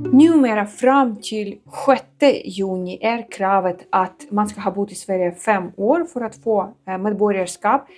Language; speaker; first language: Swedish; non-native, fluent; Ukrainian